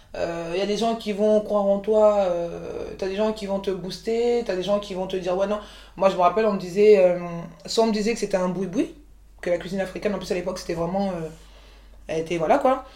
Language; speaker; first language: French; early bilingual, other home language; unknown